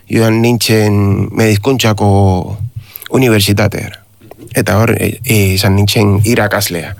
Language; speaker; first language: Basque; non-native, learner; Spanish